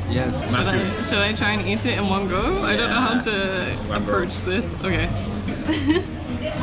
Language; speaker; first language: English; native; English